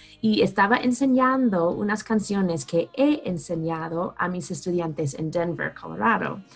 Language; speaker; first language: Spanish; non-native, fluent; English